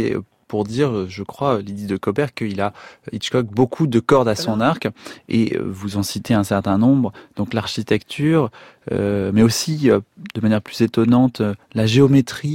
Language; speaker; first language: French; native; French